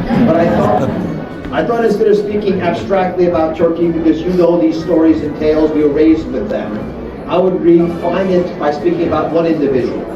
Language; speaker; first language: English; native; English